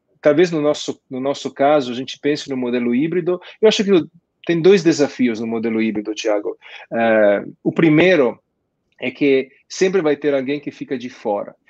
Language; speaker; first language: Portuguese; non-native, fluent; Italian